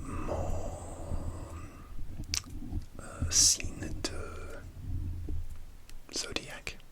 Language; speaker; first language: French; non-native, learner; English